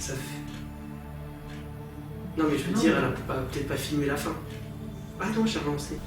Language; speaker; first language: French; native; French